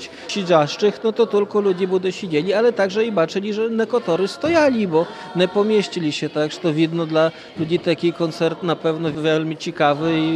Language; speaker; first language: Polish; non-native, local second language; Ukrainian